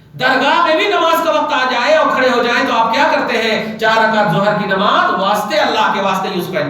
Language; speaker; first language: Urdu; native; Urdu